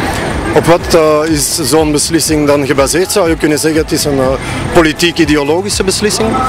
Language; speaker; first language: Dutch; native; Dutch